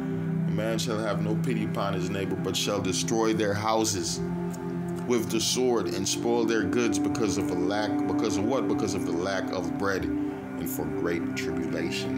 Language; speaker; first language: English; native; English